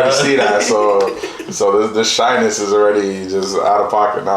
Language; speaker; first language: English; native; English